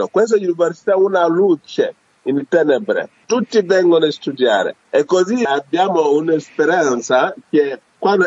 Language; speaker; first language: Italian; non-native, fluent; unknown